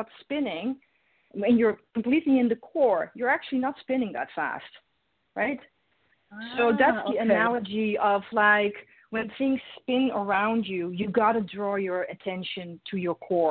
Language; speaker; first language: English; non-native, fluent; Dutch